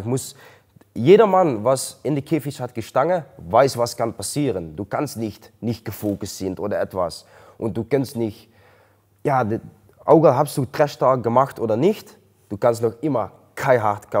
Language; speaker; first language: German; non-native, learner; Dutch